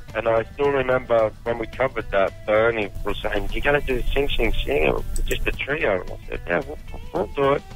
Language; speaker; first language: English; native; English